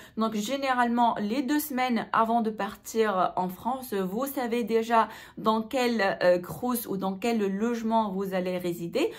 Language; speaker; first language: French; non-native, local second language; Arabic